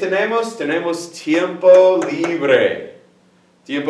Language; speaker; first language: Spanish; non-native, fluent; English